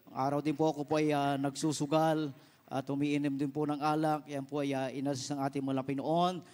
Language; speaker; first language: Filipino; non-native, local second language; Iloko